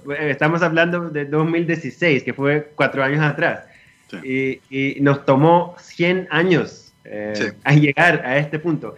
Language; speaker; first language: Spanish; non-native, fluent; Greek